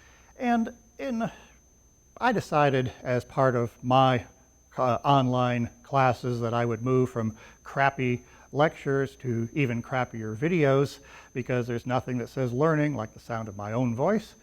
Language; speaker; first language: English; native; English